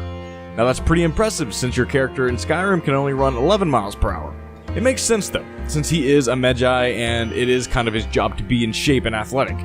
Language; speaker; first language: English; native; English